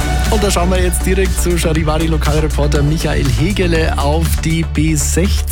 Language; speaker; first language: German; native; German